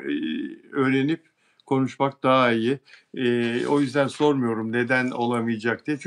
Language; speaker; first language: Turkish; native; Turkish